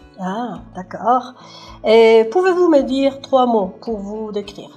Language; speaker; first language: French; native; French